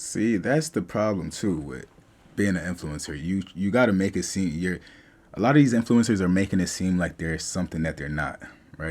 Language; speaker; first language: English; native; English